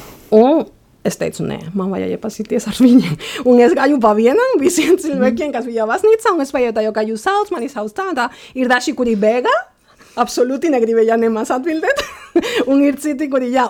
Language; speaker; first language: Latvian; non-native, fluent; Spanish